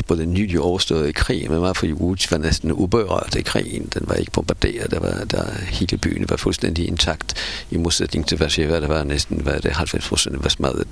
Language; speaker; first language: Danish; non-native, fluent; Polish